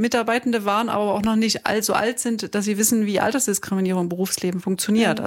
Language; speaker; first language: German; native; German